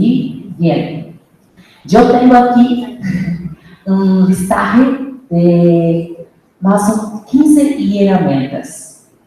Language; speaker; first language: Spanish; non-native, fluent; Portuguese